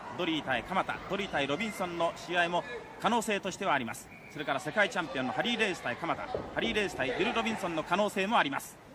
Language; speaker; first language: Japanese; native; Japanese